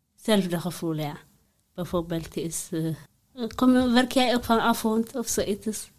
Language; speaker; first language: Dutch; non-native, learner; Tigrinya